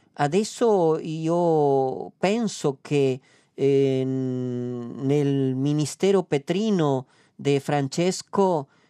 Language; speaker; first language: Italian; non-native, fluent; Spanish